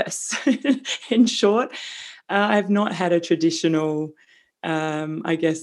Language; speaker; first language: English; native; English